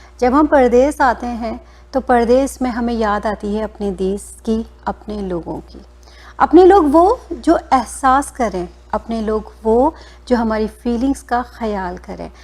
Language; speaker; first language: Urdu; native; Urdu